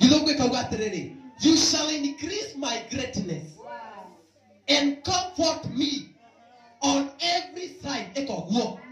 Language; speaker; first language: English; non-native, local second language; Kikuyu